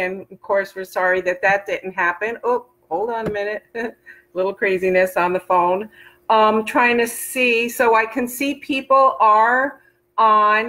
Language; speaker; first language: English; native; English